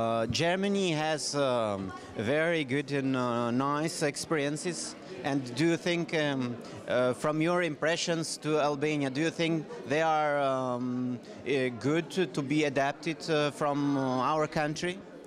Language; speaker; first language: English; non-native, fluent; Albanian